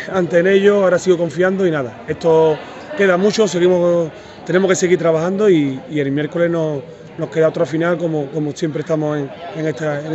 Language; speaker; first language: Spanish; native; Spanish